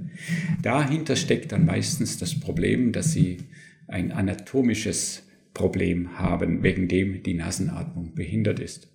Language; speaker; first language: German; native; German